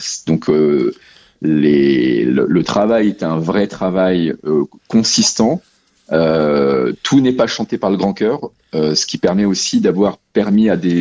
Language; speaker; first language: French; native; French